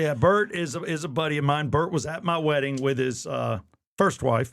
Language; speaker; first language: English; native; English